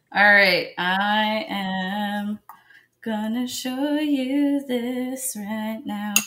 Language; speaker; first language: English; native; English